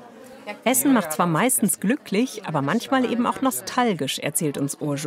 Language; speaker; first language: German; native; German